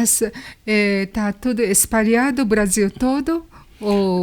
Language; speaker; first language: Portuguese; non-native, learner; Japanese